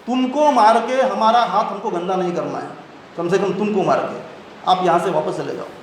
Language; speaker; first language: Hindi; non-native, local second language; Marathi